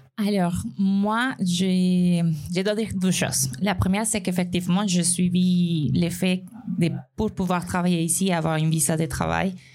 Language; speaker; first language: French; non-native, fluent; Spanish